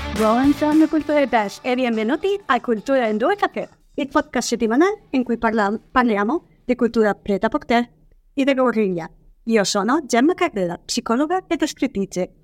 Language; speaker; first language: Italian; non-native, learner; Spanish